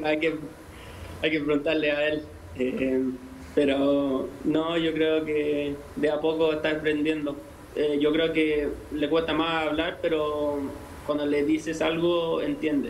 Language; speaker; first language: Spanish; native; Spanish